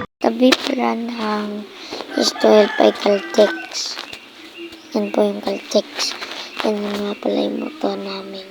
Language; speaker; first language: Filipino; native; Filipino